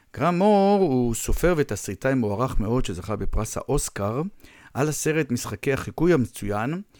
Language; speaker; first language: Hebrew; native; Hebrew